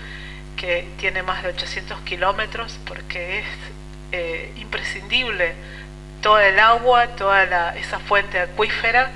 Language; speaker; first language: Spanish; native; Spanish